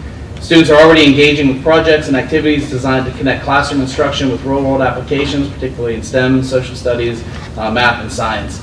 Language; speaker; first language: English; native; English